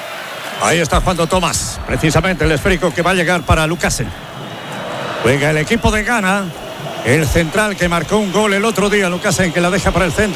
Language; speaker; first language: Spanish; native; Spanish